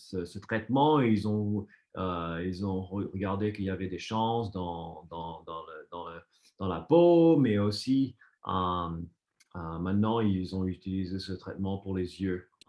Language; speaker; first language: French; non-native, fluent; English